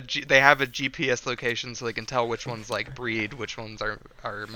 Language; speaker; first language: English; native; English